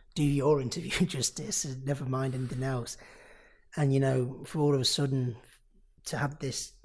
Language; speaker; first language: English; native; English